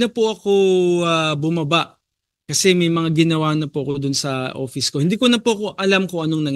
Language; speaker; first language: Filipino; native; Filipino